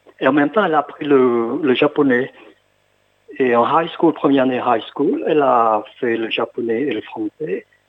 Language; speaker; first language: French; non-native, fluent; Khmer